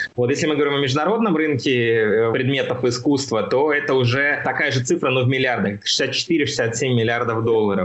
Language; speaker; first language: Russian; native; Russian